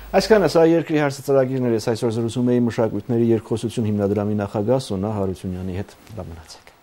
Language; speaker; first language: Armenian; native; Armenian